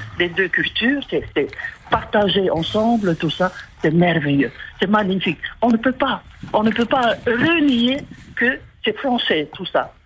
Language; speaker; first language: French; non-native, local second language; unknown